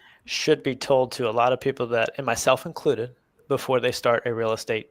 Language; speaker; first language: English; native; English